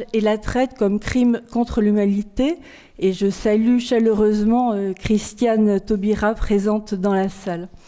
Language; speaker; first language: French; native; French